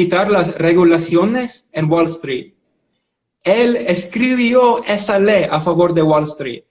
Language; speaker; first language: Spanish; non-native, fluent; English